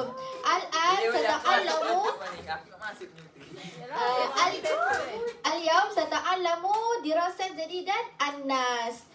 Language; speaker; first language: Arabic; non-native, learner; Malay